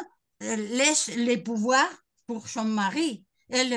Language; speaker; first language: French; non-native, learner; Spanish